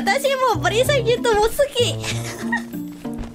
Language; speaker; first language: Japanese; non-native, learner; Indonesian